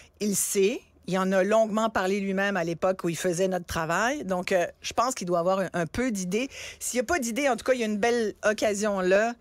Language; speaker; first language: French; early bilingual, other home language; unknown